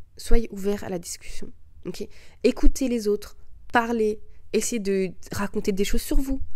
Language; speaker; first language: French; early bilingual, other home language; Arabic